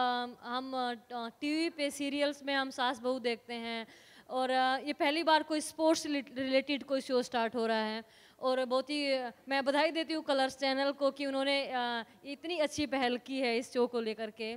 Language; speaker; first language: Hindi; native; Hindi